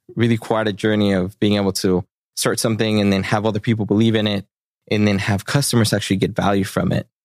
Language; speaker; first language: English; early bilingual, other home language; Spanish